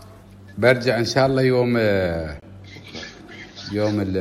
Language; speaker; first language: Arabic; native; Arabic